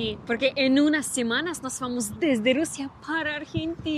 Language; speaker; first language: Spanish; non-native, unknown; Russian